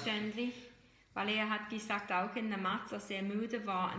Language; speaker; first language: German; non-native, fluent; English